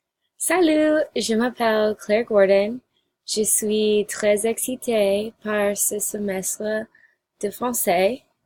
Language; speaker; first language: French; non-native, learner; English